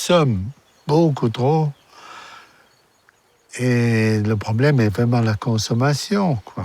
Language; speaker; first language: French; non-native, fluent; German